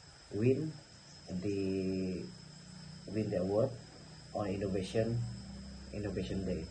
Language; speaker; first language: English; non-native, learner; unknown